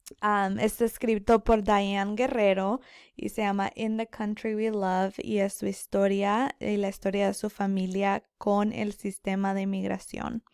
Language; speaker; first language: Spanish; early bilingual, other home language; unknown